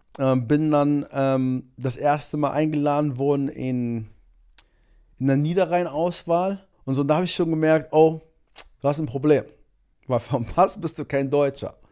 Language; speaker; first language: German; early bilingual, other home language; Portuguese